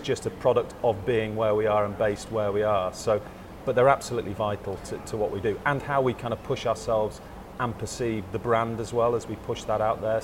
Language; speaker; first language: English; native; English